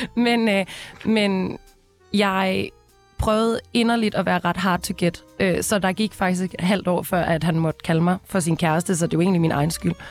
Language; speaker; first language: Danish; native; Danish